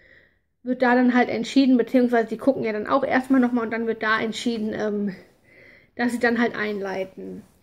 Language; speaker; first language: German; native; German